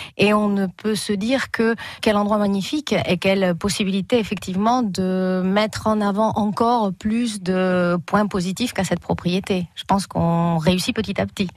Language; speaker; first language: French; non-native, fluent; Spanish